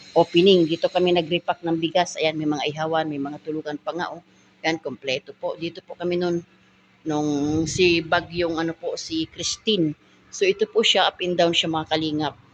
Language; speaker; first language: Filipino; non-native, local second language; Masbatenyo